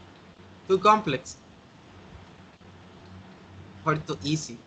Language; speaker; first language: English; non-native, learner; Spanish